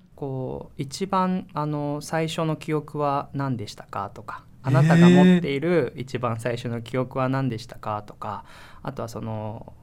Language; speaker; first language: Japanese; native; Japanese